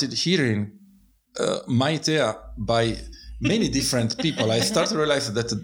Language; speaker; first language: English; non-native, fluent; Italian